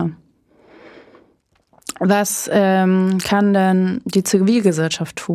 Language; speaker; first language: German; native; German